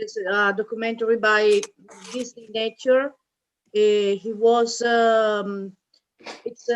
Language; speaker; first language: English; non-native, fluent; Italian